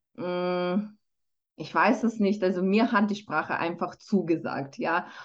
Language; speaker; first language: German; non-native, fluent; Romanian